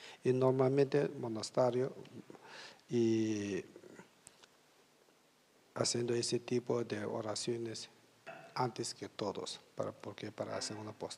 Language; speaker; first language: Spanish; non-native, learner; Tibetan